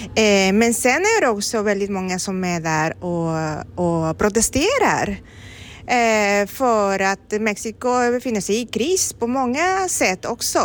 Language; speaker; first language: Swedish; non-native, fluent; Spanish